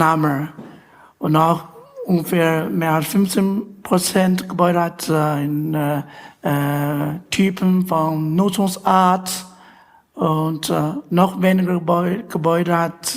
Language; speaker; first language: German; non-native, learner; Chinese